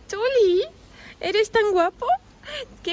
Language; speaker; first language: Spanish; non-native, learner; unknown